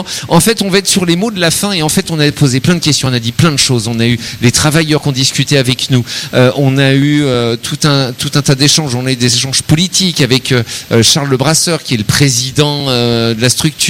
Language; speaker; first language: French; native; French